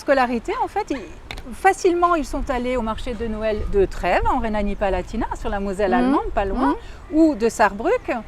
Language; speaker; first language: French; native; French